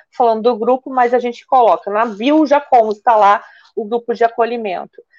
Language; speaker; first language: Portuguese; native; Portuguese